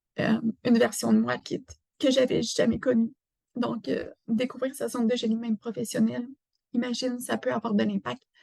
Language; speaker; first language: French; native; French